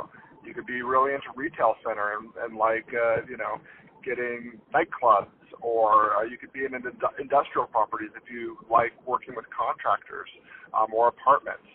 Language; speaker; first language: English; native; English